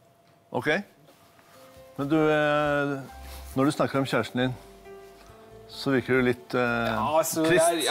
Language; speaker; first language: Norwegian; native; Norwegian